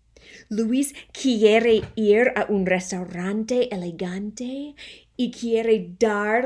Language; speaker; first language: Spanish; non-native, fluent; English